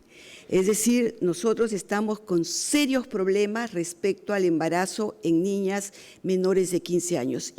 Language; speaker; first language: Spanish; native; Spanish